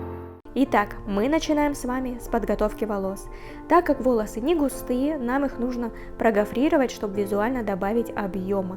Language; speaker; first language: Russian; native; Russian